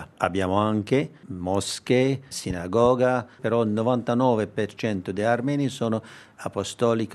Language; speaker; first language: Italian; non-native, learner; Armenian